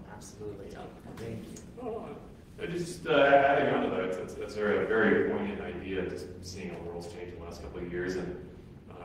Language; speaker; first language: English; native; English